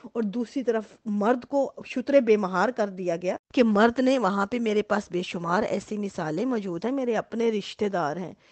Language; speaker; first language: Hindi; native; Hindi